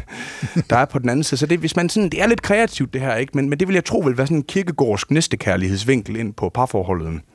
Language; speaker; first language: Danish; native; Danish